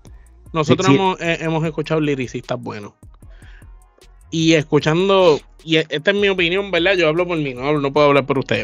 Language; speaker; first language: Spanish; native; Spanish